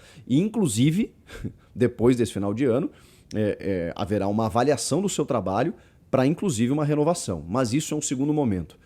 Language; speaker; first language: Portuguese; native; Portuguese